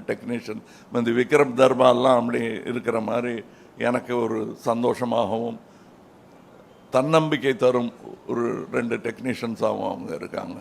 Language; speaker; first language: Tamil; native; Tamil